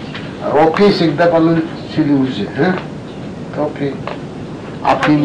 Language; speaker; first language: Russian; non-native, learner; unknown